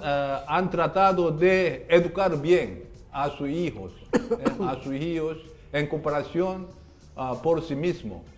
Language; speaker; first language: Spanish; non-native, learner; Korean